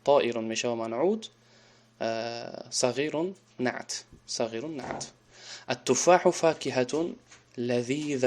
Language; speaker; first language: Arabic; non-native, fluent; Tajik